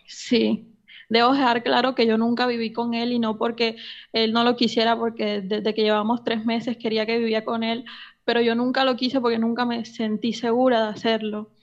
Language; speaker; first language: Spanish; native; Spanish